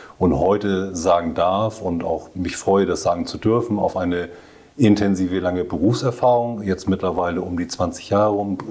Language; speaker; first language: German; native; German